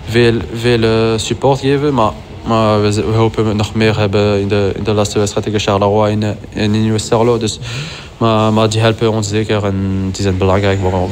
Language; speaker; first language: Dutch; non-native, local second language; French